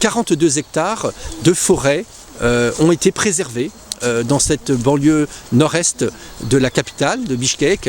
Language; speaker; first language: French; native; French